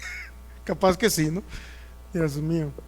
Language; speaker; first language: Spanish; native; Spanish